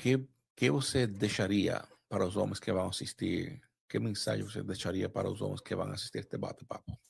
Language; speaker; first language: Portuguese; non-native, fluent; Spanish